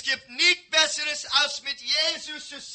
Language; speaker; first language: German; non-native, learner; English